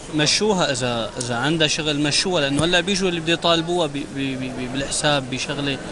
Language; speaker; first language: Arabic; native; Arabic